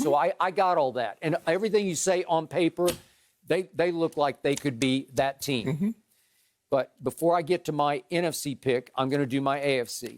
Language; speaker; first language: English; native; English